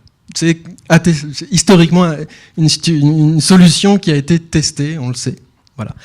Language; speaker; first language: French; native; French